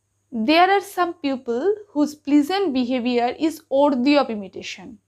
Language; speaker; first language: English; non-native, local second language; Bangla